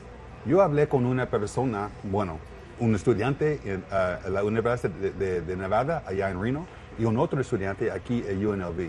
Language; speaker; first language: Spanish; non-native, learner; English